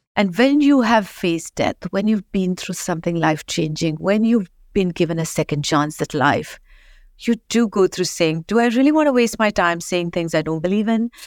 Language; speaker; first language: English; non-native, local second language; Marathi